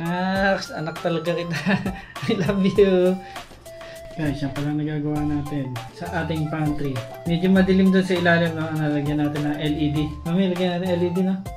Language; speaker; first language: Filipino; non-native, local second language; Hiligaynon